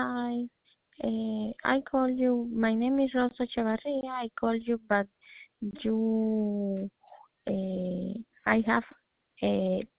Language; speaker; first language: English; non-native, learner; Spanish